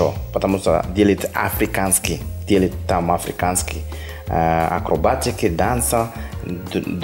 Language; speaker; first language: Russian; non-native, learner; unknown